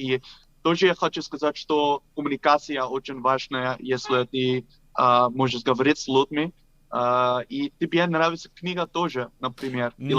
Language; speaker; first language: Russian; non-native, learner; Dutch